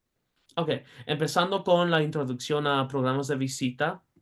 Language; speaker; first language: Spanish; early bilingual, heritage; Spanish